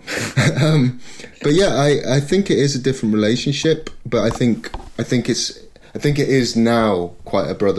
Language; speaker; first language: English; native; English